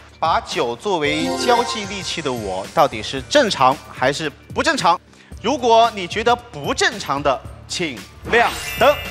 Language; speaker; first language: Chinese; native; Chinese